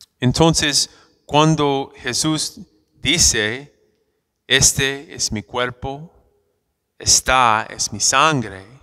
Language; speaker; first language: Spanish; non-native, fluent; English